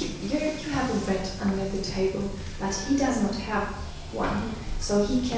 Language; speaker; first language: English; non-native, fluent; German